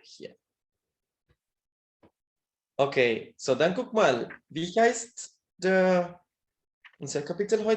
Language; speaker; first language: German; non-native, fluent; Spanish